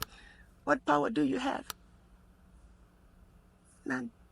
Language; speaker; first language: English; non-native, local second language; Shona